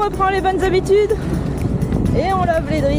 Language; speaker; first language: French; native; French